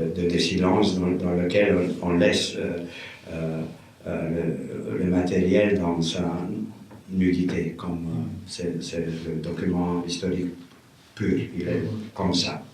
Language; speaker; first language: French; non-native, fluent; Romanian